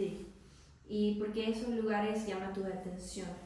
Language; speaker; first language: Spanish; non-native, learner; English